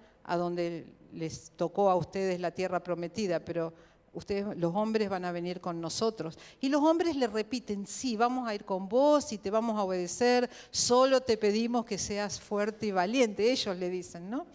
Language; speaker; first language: Spanish; native; Spanish